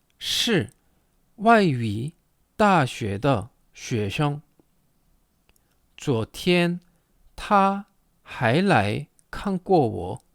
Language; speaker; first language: Chinese; non-native, fluent; Korean